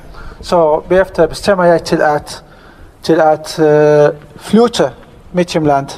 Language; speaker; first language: Danish; non-native, learner; Arabic